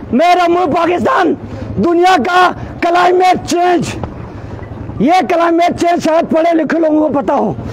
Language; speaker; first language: Urdu; non-native, local second language; Balti